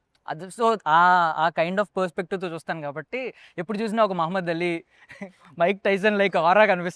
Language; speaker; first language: Telugu; native; Telugu